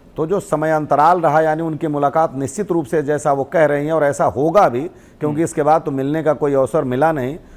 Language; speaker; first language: Hindi; native; Hindi